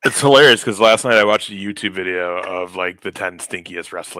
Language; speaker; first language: English; native; English